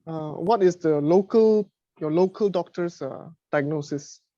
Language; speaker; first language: English; non-native, local second language; Chinese